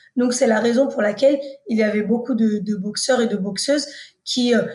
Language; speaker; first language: French; native; French